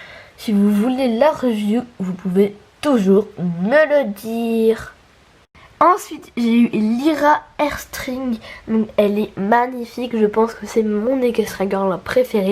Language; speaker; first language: French; native; French